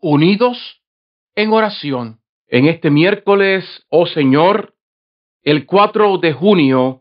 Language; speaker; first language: Spanish; native; Spanish